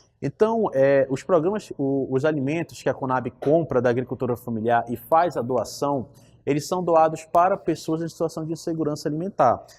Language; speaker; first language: Portuguese; native; Portuguese